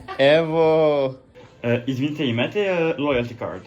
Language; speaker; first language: Serbian; non-native, learner; French